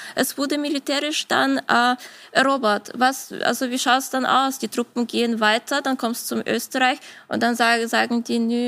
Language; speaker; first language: German; non-native, fluent; Ukrainian